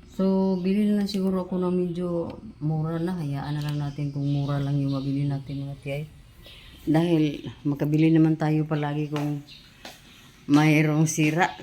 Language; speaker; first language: Filipino; non-native, local second language; Cebuano